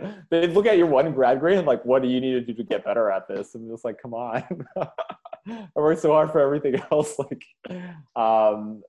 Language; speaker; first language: English; early bilingual, other home language; Indonesian